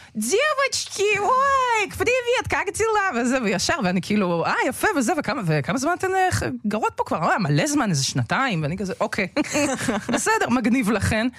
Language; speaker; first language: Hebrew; early bilingual, other home language; Russian